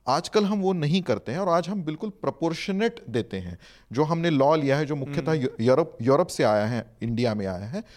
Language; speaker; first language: Hindi; non-native, local second language; Marathi